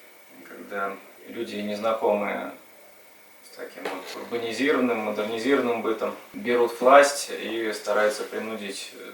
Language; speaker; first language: Russian; native; Russian